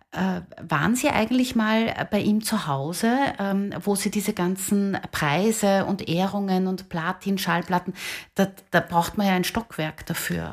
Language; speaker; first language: German; native; German